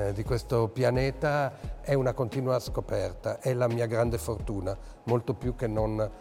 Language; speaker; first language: Italian; early bilingual, other home language; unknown